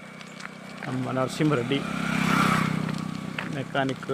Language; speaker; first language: Kannada; non-native, local second language; Urdu